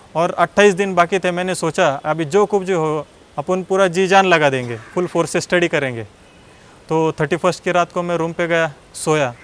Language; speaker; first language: Hindi; non-native, local second language; Marathi